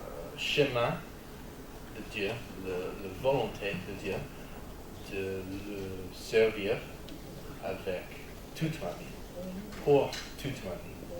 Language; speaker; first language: French; non-native, learner; English